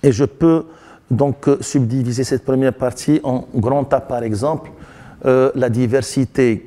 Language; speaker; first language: French; non-native, local second language; Arabic